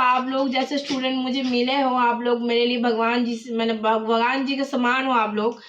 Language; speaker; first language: Hindi; non-native, local second language; Bangla